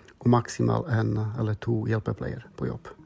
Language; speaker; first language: Norwegian; non-native, fluent; Slovak